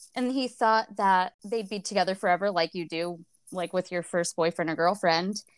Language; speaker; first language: English; native; English